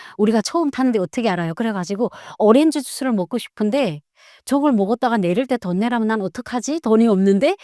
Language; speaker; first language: Korean; native; Korean